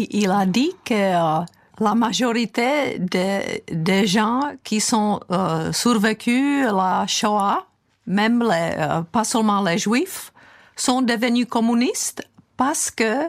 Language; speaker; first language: French; non-native, fluent; Czech